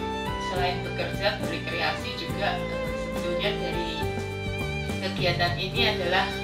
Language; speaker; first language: Indonesian; native; Indonesian